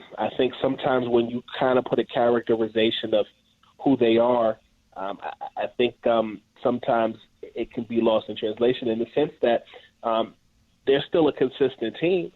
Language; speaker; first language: English; native; English